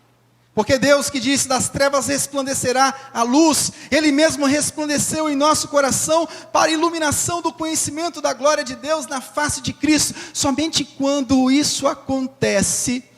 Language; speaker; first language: Portuguese; native; Portuguese